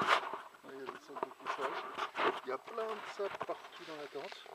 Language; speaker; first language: French; native; French